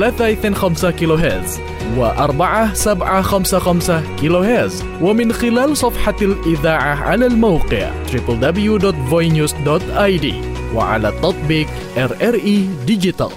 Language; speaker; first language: Arabic; non-native, fluent; Indonesian